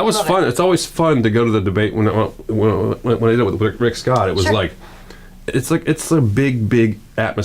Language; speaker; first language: English; native; English